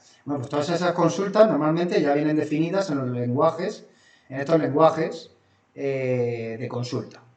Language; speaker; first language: Spanish; native; Spanish